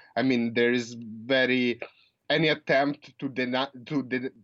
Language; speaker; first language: English; non-native, fluent; Italian